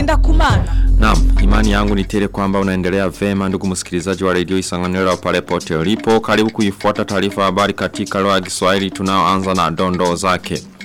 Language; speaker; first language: Swahili; non-native, local second language; Rundi